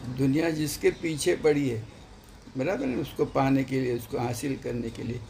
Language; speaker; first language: Hindi; non-native, local second language; Marathi